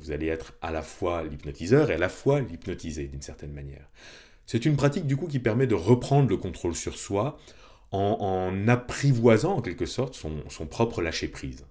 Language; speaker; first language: French; native; French